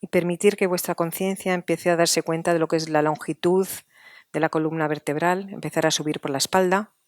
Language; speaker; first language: Spanish; native; Spanish